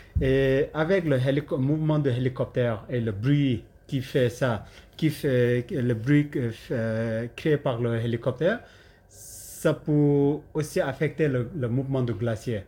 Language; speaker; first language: French; non-native, learner; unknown